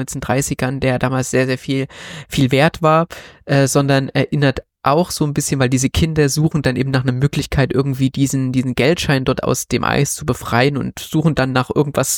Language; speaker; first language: German; native; German